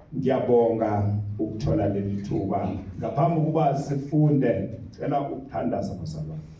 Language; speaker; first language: Zulu; non-native, local second language; Southern Sotho